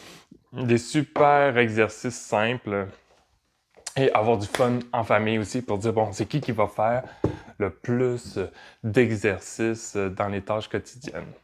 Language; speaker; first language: French; native; French